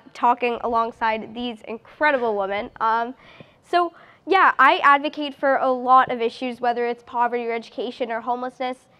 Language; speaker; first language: English; native; English